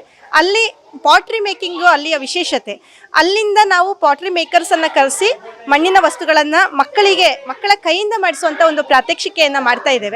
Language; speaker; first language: Kannada; native; Kannada